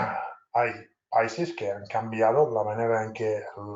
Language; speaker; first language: Spanish; non-native, fluent; English